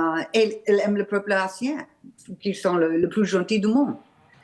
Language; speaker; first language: French; non-native, learner; English